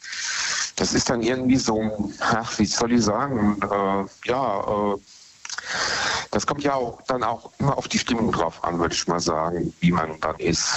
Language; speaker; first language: German; native; German